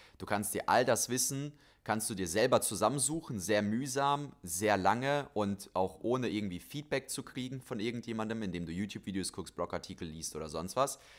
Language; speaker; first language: German; native; German